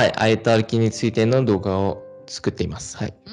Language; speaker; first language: Japanese; non-native, learner; Indonesian